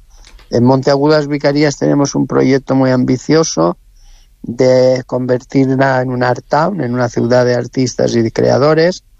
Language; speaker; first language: Spanish; native; Spanish